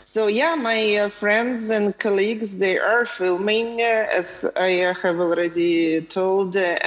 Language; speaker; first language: English; non-native, fluent; Ukrainian